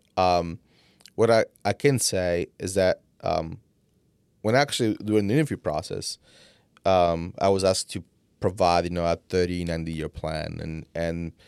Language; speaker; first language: English; non-native, fluent; Italian